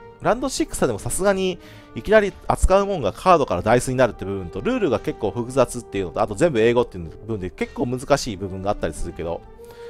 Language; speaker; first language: Japanese; native; Japanese